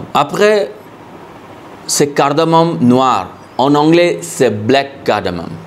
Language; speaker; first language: French; non-native, fluent; Hindi